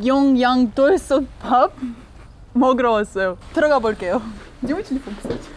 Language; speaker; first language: Korean; non-native, learner; Russian